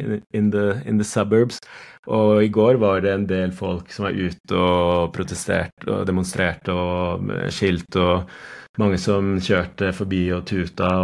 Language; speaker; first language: Norwegian; non-native, fluent; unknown